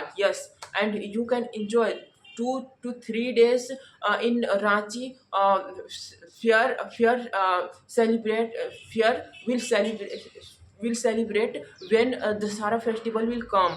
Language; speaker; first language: English; non-native, learner; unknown